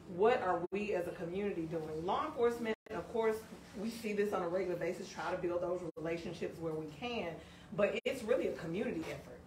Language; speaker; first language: English; native; English